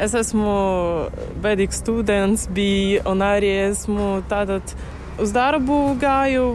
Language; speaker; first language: Latvian; non-native, learner; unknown